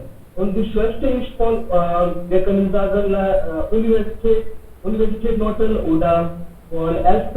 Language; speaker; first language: German; non-native, learner; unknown